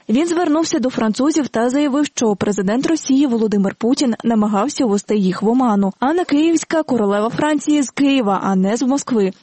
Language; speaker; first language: Ukrainian; native; Ukrainian